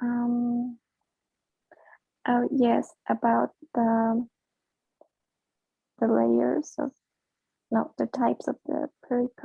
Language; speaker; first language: English; non-native, fluent; Spanish